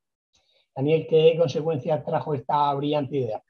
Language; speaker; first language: Spanish; native; Spanish